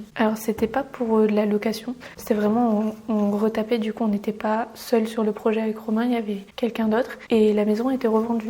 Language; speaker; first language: French; native; French